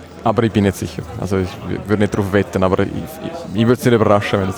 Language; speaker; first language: German; native; German